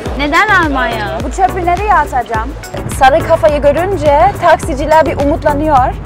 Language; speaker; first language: Turkish; non-native, fluent; German